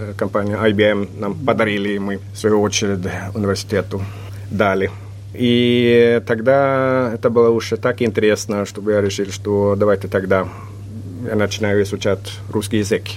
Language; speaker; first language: Russian; non-native, fluent; Swedish